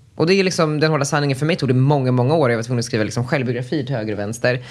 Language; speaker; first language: Swedish; native; Swedish